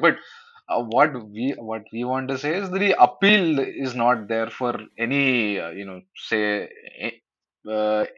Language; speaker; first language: English; non-native, local second language; Hindi